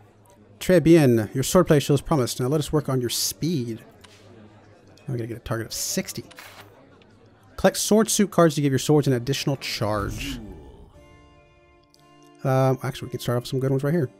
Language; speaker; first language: English; native; English